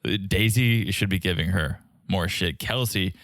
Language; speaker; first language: English; native; English